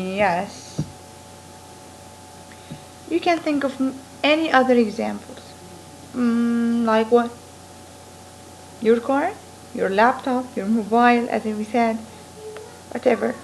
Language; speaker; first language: English; non-native, fluent; Arabic